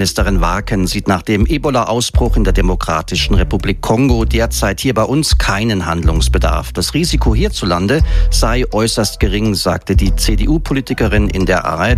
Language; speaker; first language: German; native; German